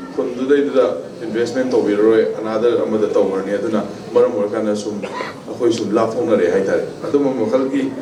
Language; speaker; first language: Manipuri; non-native, local second language; Tangkhul Naga (India)